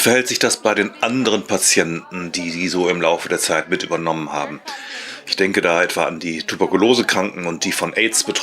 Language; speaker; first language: German; native; German